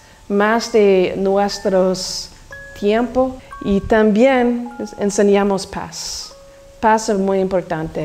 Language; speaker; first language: Spanish; non-native, learner; English